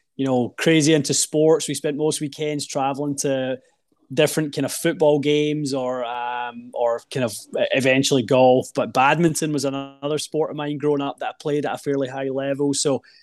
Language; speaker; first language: English; native; English